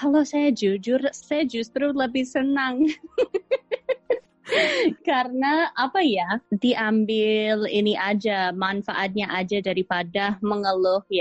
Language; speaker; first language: Indonesian; non-native, fluent; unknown